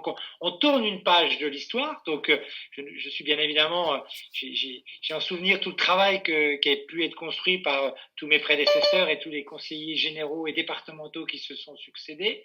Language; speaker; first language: French; native; French